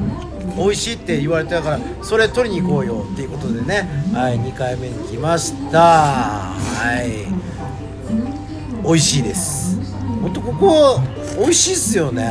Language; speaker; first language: Japanese; native; Japanese